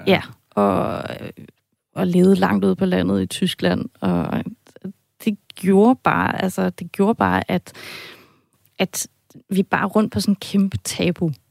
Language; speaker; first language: Danish; early bilingual, heritage; Danish